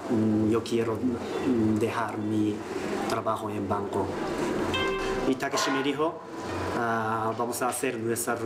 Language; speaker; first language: Spanish; non-native, learner; Japanese